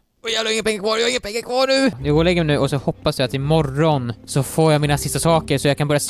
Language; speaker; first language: Swedish; native; Swedish